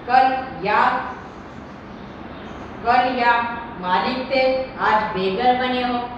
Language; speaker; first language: Hindi; non-native, local second language; Marathi